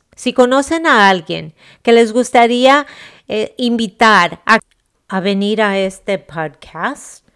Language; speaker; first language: Spanish; early bilingual, heritage; Spanish